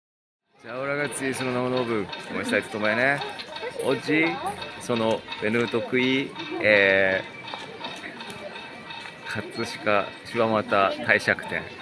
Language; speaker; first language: Italian; non-native, learner; Japanese